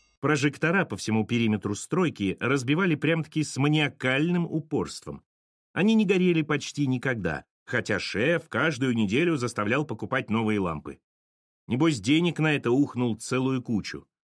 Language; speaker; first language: Russian; native; Russian